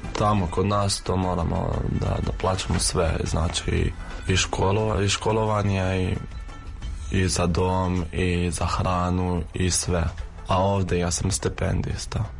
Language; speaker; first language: Croatian; non-native, fluent; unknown